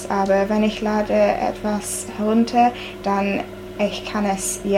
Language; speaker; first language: German; non-native, learner; English